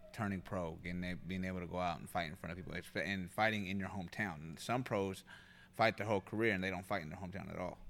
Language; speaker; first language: English; native; English